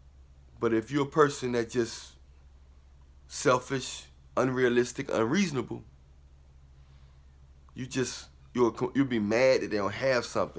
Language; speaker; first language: English; native; English